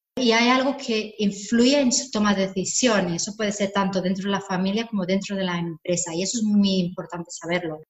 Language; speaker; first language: Spanish; non-native, fluent; English